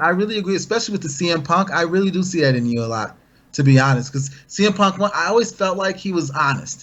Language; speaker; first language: English; native; English